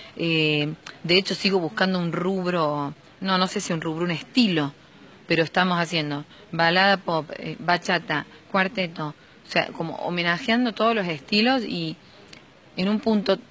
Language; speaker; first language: Spanish; native; Spanish